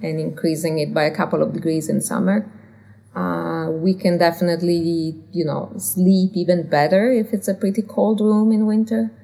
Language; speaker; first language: English; non-native, fluent; Italian